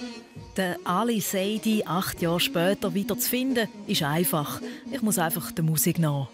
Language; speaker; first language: German; native; German